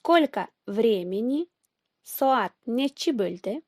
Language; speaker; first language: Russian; non-native, fluent; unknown